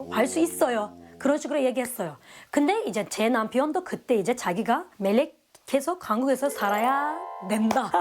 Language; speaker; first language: Korean; non-native, fluent; Turkish